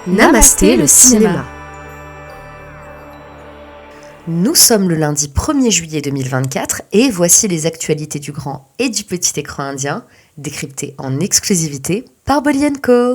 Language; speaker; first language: French; native; French